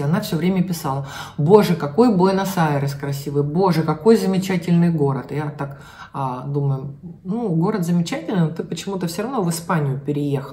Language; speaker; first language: Russian; native; Russian